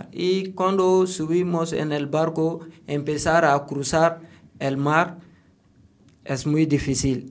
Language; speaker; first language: Spanish; non-native, learner; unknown